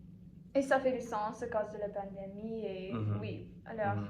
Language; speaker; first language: French; non-native, fluent; English